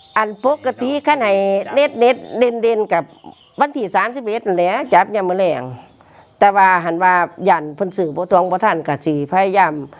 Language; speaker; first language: Thai; native; Thai